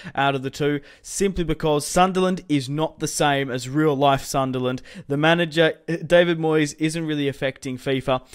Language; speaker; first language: English; native; English